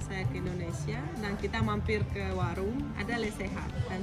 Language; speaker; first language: Indonesian; non-native, fluent; Russian